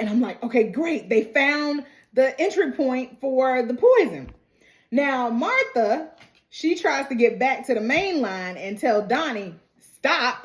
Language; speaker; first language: English; native; English